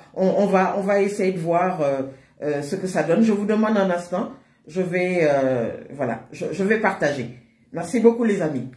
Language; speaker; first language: French; native; French